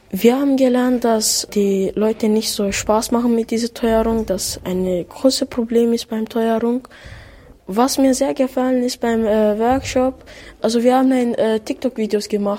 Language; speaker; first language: German; early bilingual, other home language; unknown